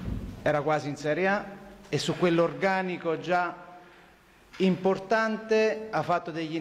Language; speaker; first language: Italian; native; Italian